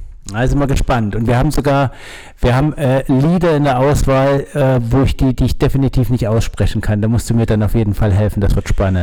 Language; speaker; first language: German; native; German